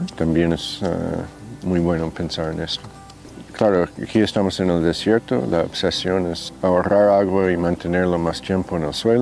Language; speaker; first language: Spanish; non-native, fluent; English